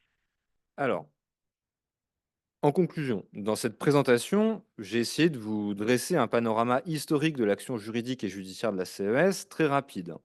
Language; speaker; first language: French; native; French